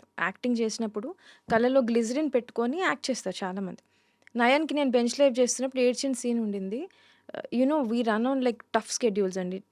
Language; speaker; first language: Telugu; native; Telugu